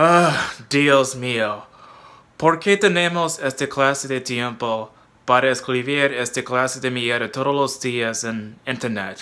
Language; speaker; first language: Spanish; non-native, fluent; English